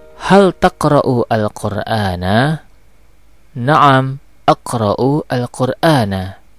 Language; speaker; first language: Arabic; non-native, local second language; Indonesian